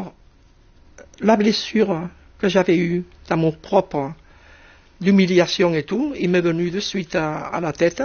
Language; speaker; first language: French; non-native, fluent; Spanish